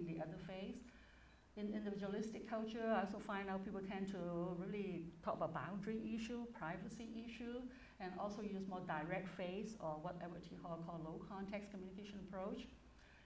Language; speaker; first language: English; non-native, local second language; Cantonese